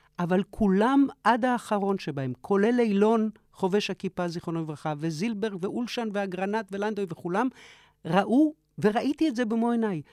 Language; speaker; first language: Hebrew; early bilingual, other home language; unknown